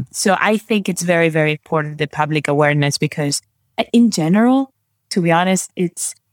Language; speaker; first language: English; non-native, fluent; Spanish